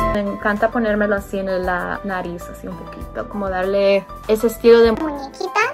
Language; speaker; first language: Spanish; early bilingual, heritage; Spanish